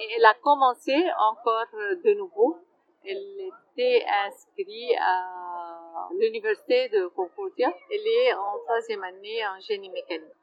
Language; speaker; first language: French; non-native, fluent; Arabic